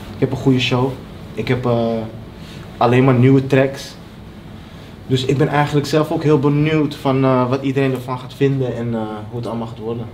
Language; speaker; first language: Dutch; early bilingual, other home language; Papiamento